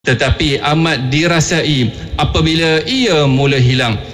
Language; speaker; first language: Malay; native; Malay